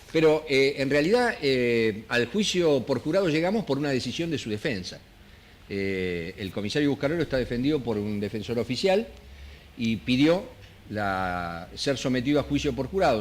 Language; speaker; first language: Spanish; native; Spanish